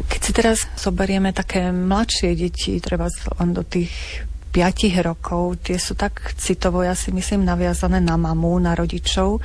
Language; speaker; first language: Slovak; native; Slovak